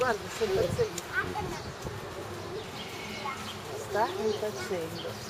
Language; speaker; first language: Italian; native; Italian